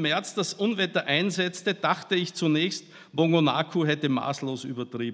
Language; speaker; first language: German; native; German